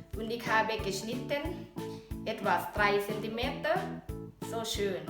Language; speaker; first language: German; non-native, learner; Thai